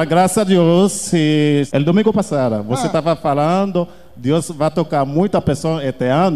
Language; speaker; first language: Portuguese; non-native, learner; Haitian Creole